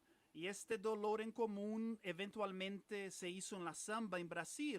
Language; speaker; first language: Spanish; non-native, fluent; Portuguese